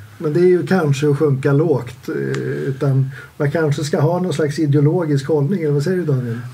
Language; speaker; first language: Swedish; native; Swedish